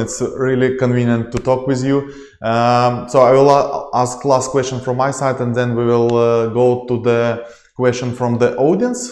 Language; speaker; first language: English; non-native, learner; Ukrainian